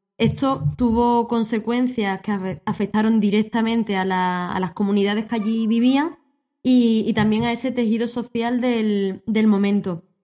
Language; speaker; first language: Spanish; native; Spanish